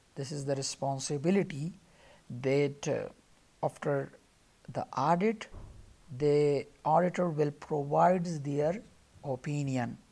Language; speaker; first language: English; non-native, local second language; Pashto